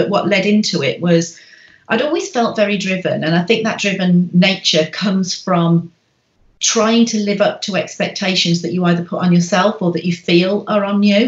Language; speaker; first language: English; native; English